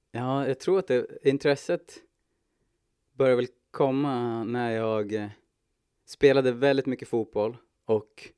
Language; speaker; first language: Swedish; native; Swedish